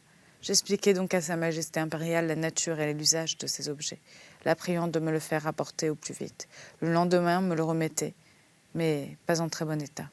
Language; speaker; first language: French; native; French